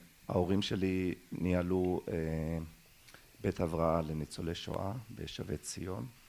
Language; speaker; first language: Hebrew; non-native, local second language; German